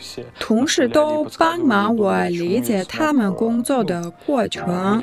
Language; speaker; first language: Chinese; non-native, learner; Russian